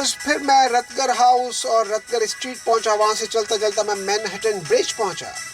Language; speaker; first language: Urdu; native; Urdu